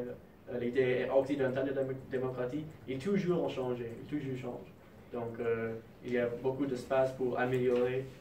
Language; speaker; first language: French; non-native, fluent; English